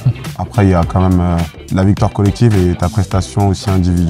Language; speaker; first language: French; native; French